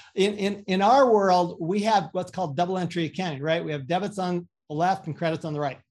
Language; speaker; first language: English; native; English